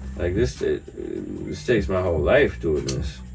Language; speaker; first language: English; native; English